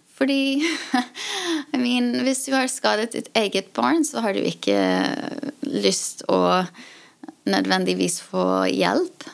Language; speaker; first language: Norwegian; non-native, fluent; English